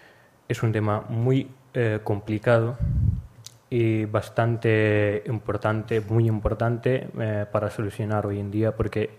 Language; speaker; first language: Spanish; non-native, learner; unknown